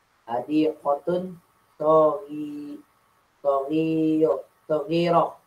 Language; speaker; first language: Arabic; non-native, learner; Indonesian